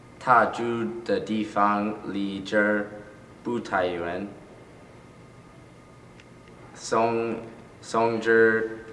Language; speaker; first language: Chinese; non-native, learner; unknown